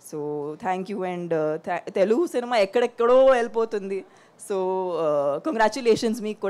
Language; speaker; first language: Telugu; non-native, fluent; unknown